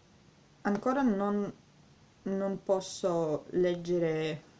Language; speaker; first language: Italian; non-native, learner; Russian